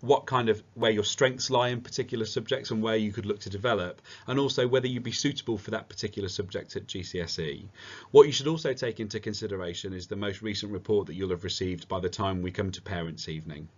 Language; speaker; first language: English; native; English